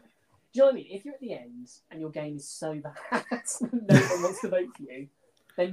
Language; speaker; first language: English; native; English